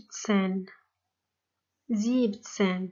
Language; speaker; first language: German; non-native, fluent; Arabic